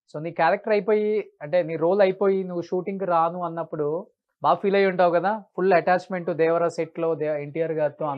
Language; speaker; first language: Telugu; native; Telugu